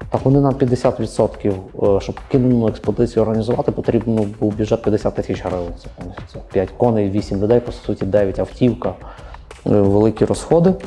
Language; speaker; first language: Ukrainian; native; Ukrainian